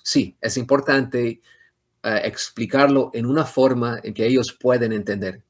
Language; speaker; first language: Spanish; non-native, fluent; English